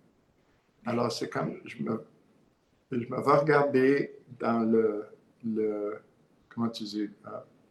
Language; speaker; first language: French; non-native, learner; English